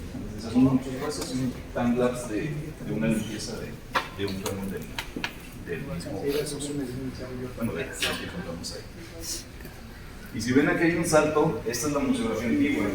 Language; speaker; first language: Spanish; native; Spanish